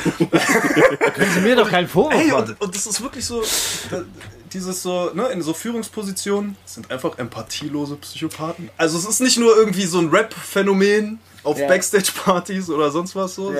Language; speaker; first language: German; early bilingual, other home language; Spanish